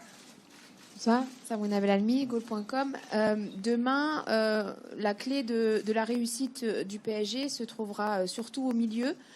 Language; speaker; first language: French; native; French